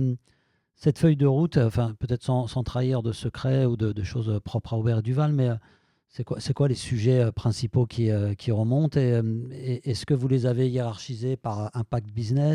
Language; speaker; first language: French; native; French